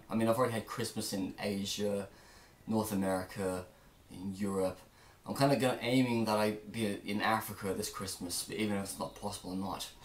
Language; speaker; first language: English; native; English